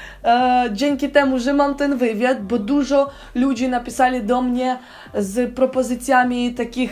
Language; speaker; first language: Polish; non-native, learner; Ukrainian